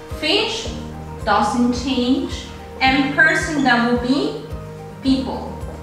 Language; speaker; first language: English; non-native, fluent; Spanish